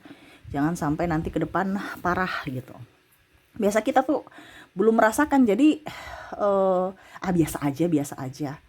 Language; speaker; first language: Indonesian; native; Indonesian